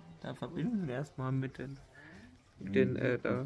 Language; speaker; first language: German; native; German